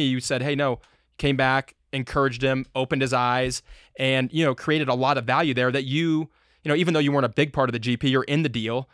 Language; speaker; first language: English; native; English